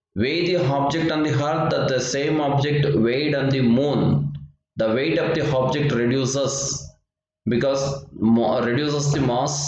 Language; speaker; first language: English; non-native, local second language; Kannada